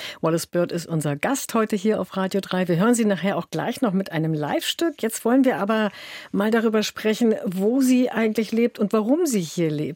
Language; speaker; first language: German; native; German